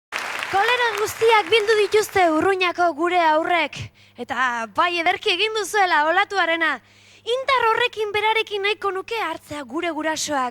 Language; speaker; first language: Basque; native; Basque